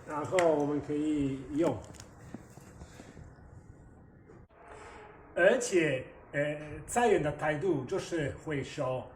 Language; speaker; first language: Chinese; non-native, fluent; Italian